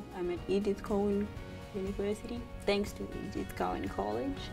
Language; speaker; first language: English; non-native, local second language; Shona